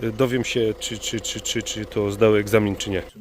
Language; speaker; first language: Polish; native; Polish